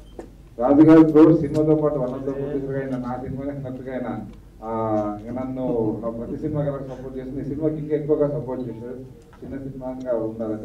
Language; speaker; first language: Telugu; native; Telugu